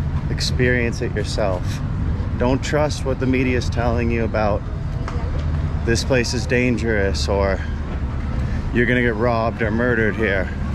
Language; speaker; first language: English; native; English